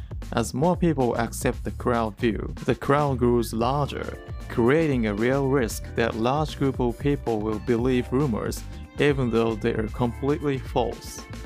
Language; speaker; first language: English; non-native, fluent; Japanese